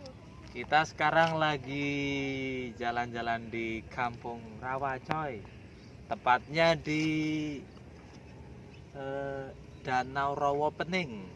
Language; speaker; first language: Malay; non-native, local second language; Javanese